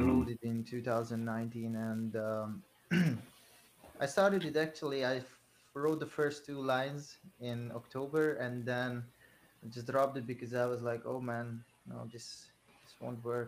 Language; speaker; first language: English; non-native, fluent; Hungarian